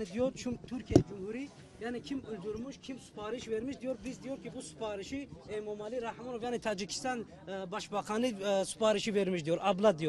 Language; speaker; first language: Turkish; non-native, learner; Tajik